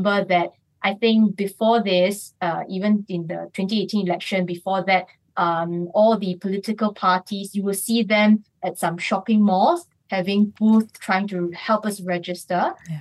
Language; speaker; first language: English; non-native, local second language; Chinese